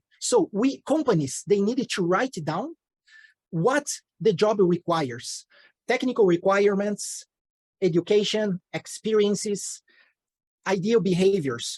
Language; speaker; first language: English; non-native, fluent; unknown